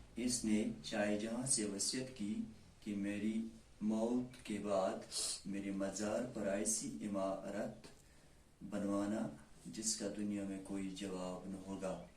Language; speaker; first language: Urdu; non-native, local second language; Kashmiri